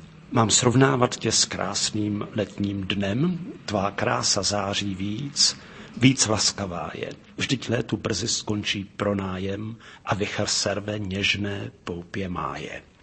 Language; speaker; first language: Czech; native; Czech